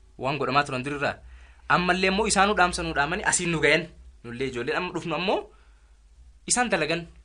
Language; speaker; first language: Oromo; native; Oromo